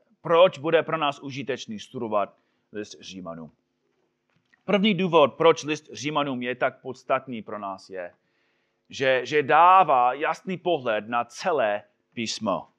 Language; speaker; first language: Czech; non-native, fluent; English